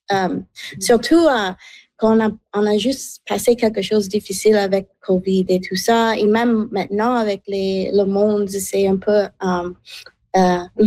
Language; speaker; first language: French; non-native, local second language; English